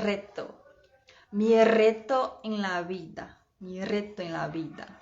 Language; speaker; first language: Spanish; non-native, fluent; Portuguese